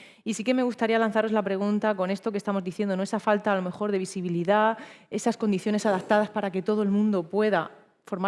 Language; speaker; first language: Spanish; native; Spanish